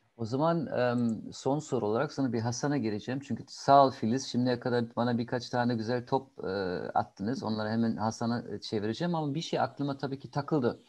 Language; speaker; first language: Turkish; non-native, fluent; German